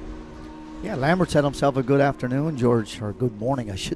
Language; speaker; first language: English; native; English